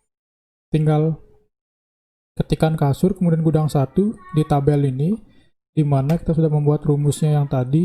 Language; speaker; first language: Indonesian; native; Indonesian